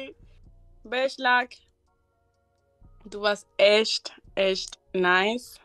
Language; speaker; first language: German; non-native, learner; Spanish